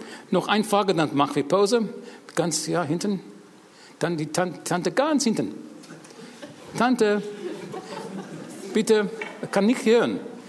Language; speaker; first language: German; non-native, learner; English